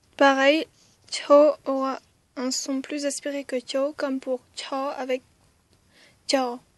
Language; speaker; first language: French; early bilingual, other home language; Khmer